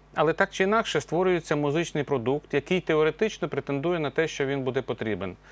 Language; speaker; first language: Ukrainian; native; Ukrainian